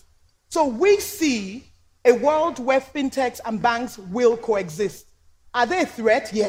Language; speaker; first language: English; non-native, local second language; Yoruba